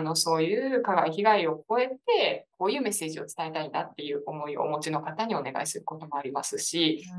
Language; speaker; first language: Japanese; native; Japanese